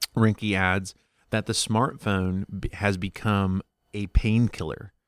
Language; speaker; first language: English; early bilingual, other home language; Spanish